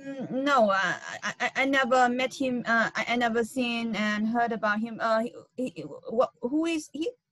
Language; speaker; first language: English; non-native, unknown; Vietnamese